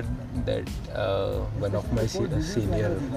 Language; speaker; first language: English; non-native, local second language; Hindi